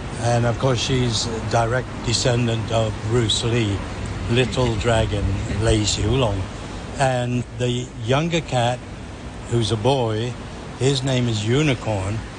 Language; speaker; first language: English; early bilingual, other home language; Swedish